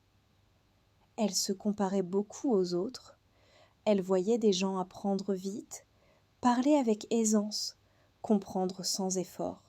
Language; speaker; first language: French; non-native, fluent; Hindi